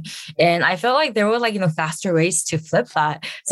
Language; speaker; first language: English; early bilingual, other home language; Korean